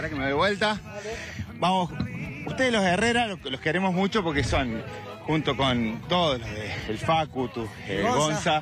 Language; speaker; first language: Spanish; native; Spanish